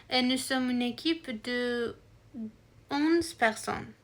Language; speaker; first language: French; non-native, learner; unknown